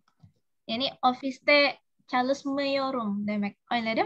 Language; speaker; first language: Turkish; non-native, learner; Indonesian